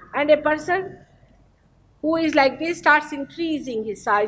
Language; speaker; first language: English; non-native, local second language; Marathi